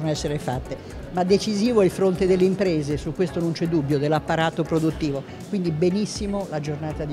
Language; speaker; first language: Italian; native; Italian